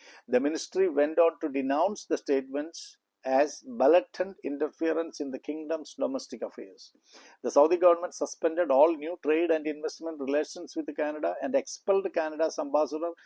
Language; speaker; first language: English; non-native, local second language; Malayalam